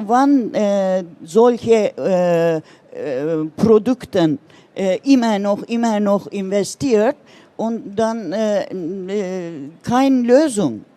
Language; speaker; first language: German; non-native, learner; Turkish